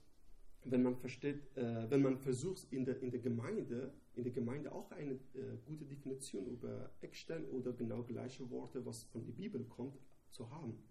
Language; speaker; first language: German; non-native, learner; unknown